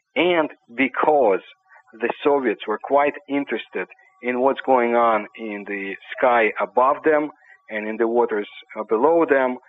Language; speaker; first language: English; non-native, fluent; Ukrainian